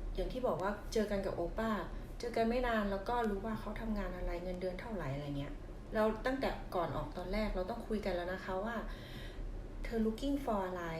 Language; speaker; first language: Thai; non-native, local second language; Northeastern Thai